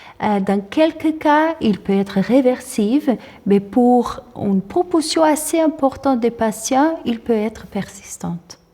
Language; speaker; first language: French; non-native, fluent; Portuguese